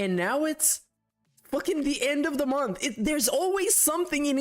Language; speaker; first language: English; native; English